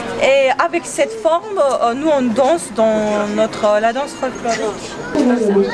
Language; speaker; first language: French; non-native, learner; Georgian